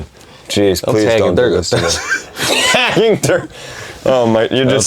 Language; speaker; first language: English; native; English